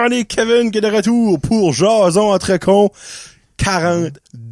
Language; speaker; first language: French; native; French